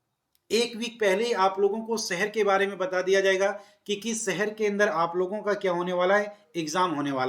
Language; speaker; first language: Hindi; native; Hindi